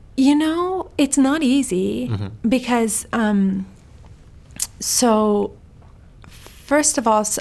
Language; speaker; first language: English; early bilingual, heritage; Swedish